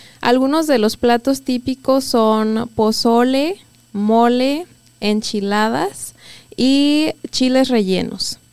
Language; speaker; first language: Spanish; native; Spanish